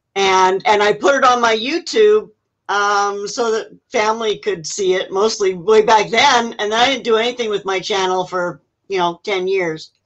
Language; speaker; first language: English; native; English